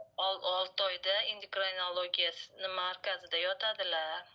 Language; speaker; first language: Uzbek; native; Uzbek